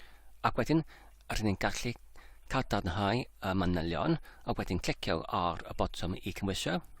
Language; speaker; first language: Welsh; non-native, learner; English